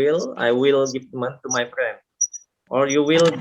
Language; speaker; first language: English; non-native, local second language; Indonesian